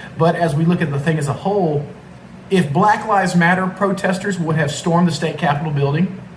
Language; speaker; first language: English; native; English